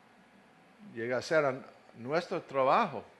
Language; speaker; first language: Spanish; non-native, fluent; English